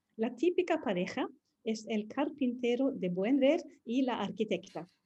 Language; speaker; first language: Spanish; non-native, fluent; Swedish